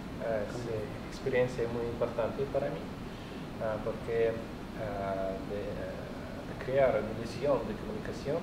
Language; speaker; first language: Spanish; non-native, learner; Russian